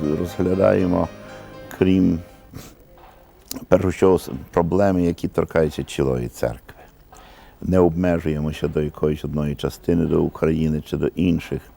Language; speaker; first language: Ukrainian; early bilingual, heritage; Ukrainian